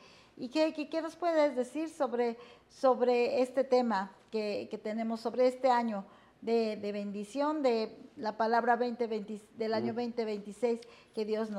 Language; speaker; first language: Spanish; native; Spanish